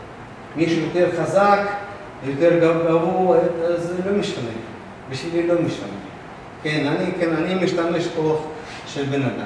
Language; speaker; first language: Hebrew; non-native, fluent; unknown